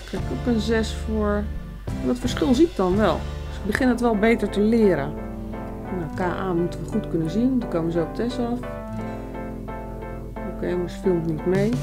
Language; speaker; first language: Dutch; native; Dutch